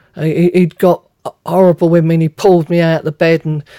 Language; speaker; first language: English; native; English